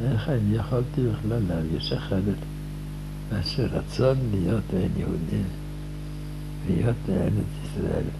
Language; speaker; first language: Hebrew; non-native, fluent; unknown